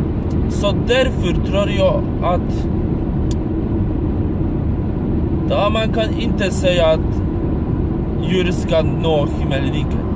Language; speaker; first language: Swedish; non-native, fluent; Polish